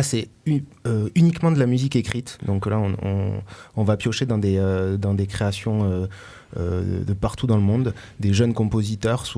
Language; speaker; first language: French; native; French